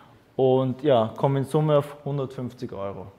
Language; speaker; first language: German; native; German